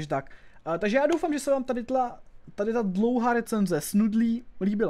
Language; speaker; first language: Czech; native; Czech